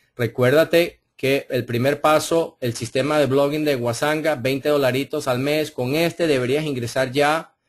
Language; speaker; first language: Spanish; early bilingual, heritage; Spanish